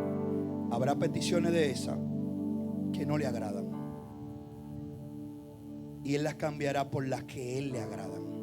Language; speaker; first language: Spanish; native; Spanish